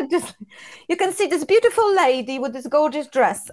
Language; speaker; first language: English; non-native, fluent; Polish